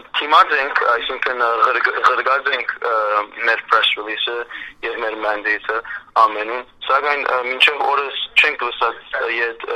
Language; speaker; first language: Armenian; early bilingual, heritage; Armenian